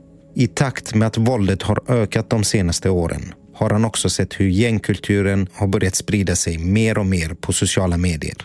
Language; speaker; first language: Swedish; native; Swedish